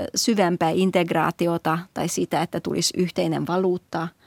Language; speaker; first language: Finnish; non-native, fluent; Hungarian